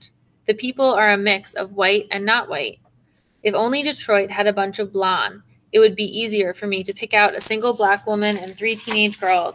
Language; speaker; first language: English; native; English